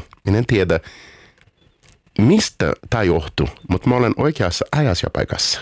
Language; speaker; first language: Finnish; non-native, fluent; Portuguese